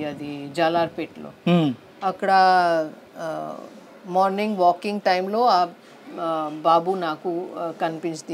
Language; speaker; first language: Telugu; non-native, learner; Hindi